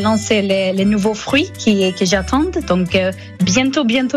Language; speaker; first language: French; non-native, learner; Swedish